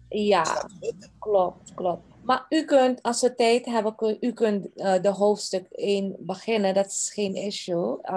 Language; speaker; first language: Dutch; non-native, local second language; Caribbean Hindustani